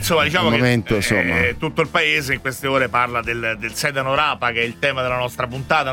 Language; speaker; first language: Italian; native; Italian